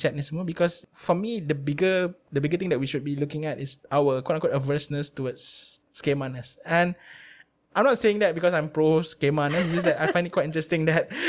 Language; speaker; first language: English; non-native, local second language; Malay